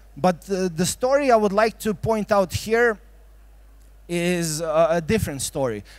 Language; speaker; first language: English; non-native, fluent; Croatian